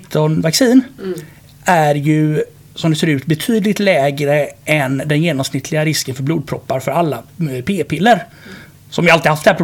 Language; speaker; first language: Swedish; native; Swedish